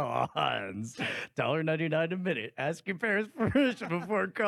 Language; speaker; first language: English; native; English